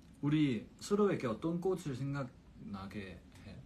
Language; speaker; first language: Korean; non-native, fluent; Chinese